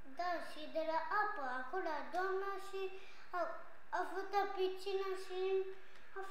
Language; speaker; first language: Romanian; non-native, learner; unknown